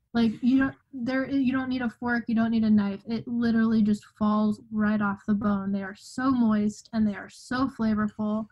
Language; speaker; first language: English; native; English